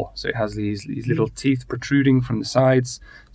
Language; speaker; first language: English; native; English